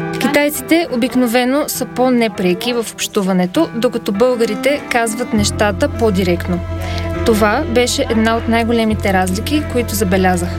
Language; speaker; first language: Bulgarian; non-native, fluent; Chinese